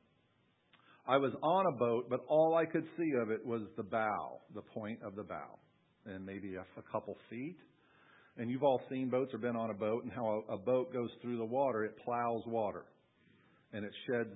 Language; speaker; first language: English; native; English